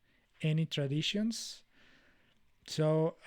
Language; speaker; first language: English; non-native, fluent; Spanish